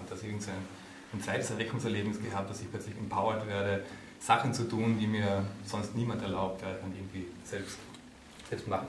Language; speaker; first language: German; native; German